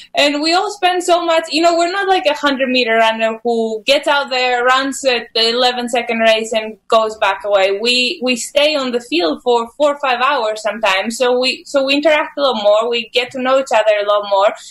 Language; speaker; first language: English; non-native, fluent; Greek